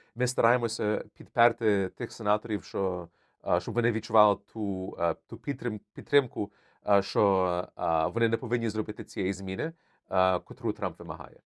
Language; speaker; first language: Ukrainian; early bilingual, heritage; Ukrainian